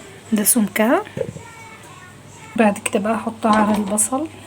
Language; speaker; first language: Arabic; native; Arabic